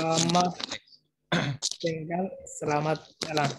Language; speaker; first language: Indonesian; non-native, learner; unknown